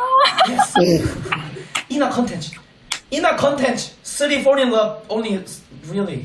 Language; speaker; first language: English; non-native, learner; Korean